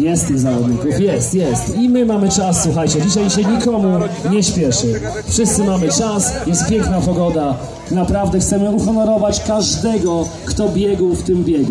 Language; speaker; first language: Polish; native; Polish